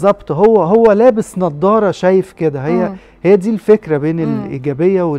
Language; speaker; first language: Arabic; native; Arabic